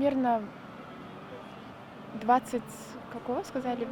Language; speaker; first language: Russian; non-native, local second language; Kyrgyz